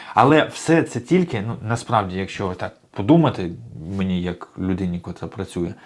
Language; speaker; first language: Ukrainian; native; Ukrainian